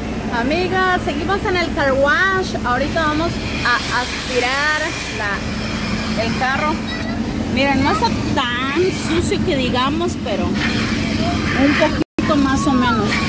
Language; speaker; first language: Spanish; native; Spanish